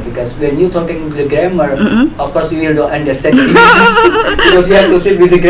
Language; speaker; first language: English; non-native, learner; Indonesian